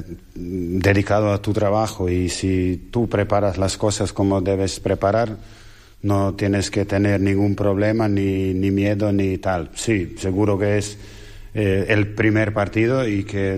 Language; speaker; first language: Spanish; non-native, fluent; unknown